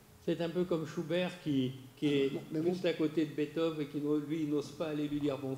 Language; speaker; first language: French; native; French